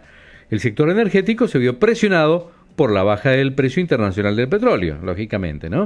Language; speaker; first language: Spanish; native; Spanish